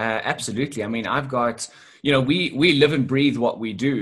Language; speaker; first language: English; native; English